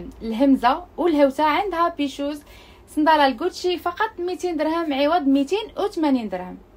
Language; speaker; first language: Arabic; native; Arabic